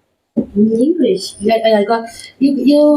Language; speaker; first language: English; non-native, learner; Chinese